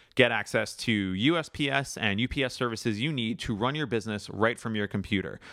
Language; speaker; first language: English; native; English